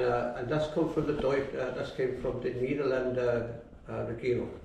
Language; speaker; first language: German; non-native, learner; English